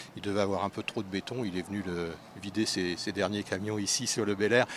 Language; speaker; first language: French; native; French